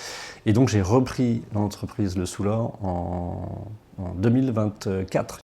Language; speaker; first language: French; native; French